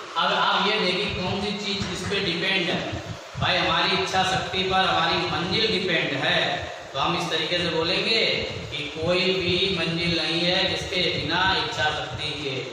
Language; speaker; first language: Hindi; native; Hindi